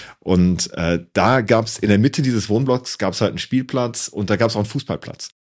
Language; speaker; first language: German; native; German